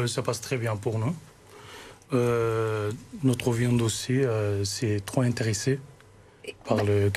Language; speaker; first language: French; non-native, learner; Turkish